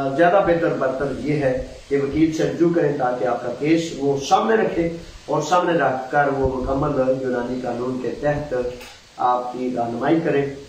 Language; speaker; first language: Urdu; non-native, local second language; Punjabi